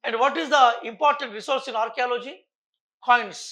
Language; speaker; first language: English; non-native, local second language; Telugu